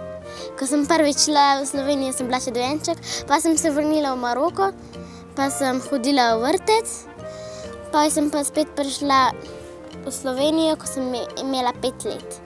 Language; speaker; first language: Slovenian; early bilingual, other home language; Arabic